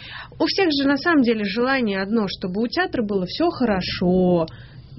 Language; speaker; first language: Russian; native; Russian